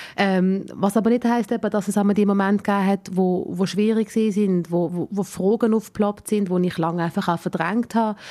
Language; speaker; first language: German; early bilingual, other home language; Malayalam